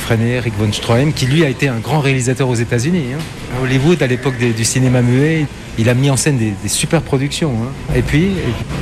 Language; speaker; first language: French; native; French